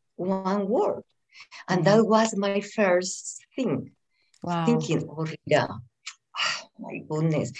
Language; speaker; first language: English; non-native, fluent; Spanish